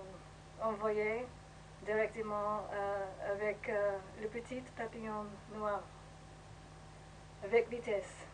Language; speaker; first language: French; non-native, learner; English